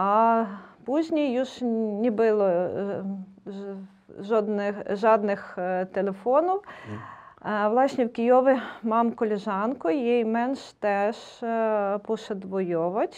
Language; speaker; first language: Polish; non-native, learner; Ukrainian